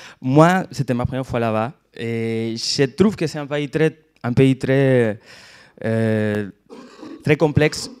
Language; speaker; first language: French; non-native, fluent; Catalan